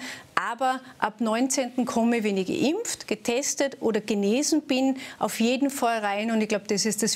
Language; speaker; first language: German; native; German